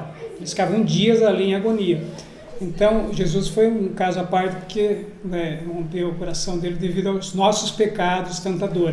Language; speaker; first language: Portuguese; native; Portuguese